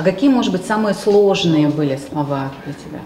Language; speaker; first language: Russian; native; Russian